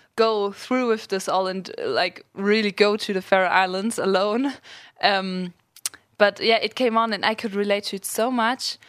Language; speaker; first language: English; non-native, fluent; German